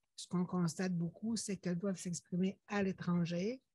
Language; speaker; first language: French; native; French